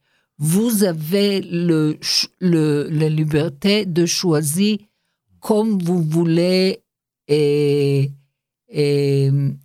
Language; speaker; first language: French; non-native, learner; Hebrew